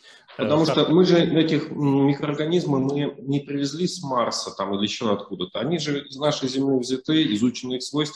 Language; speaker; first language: Russian; native; Russian